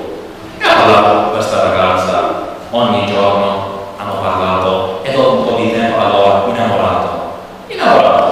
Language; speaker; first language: Italian; non-native, learner; English